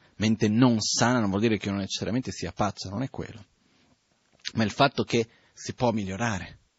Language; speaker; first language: Italian; non-native, fluent; Portuguese